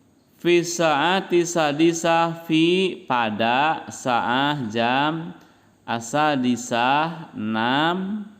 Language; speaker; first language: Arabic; non-native, fluent; Indonesian